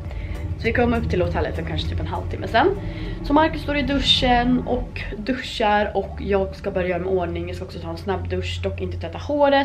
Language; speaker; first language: Swedish; native; Swedish